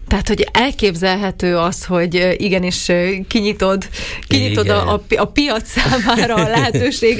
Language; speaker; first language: Hungarian; native; Hungarian